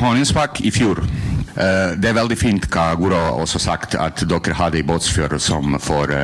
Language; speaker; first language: Norwegian; non-native, learner; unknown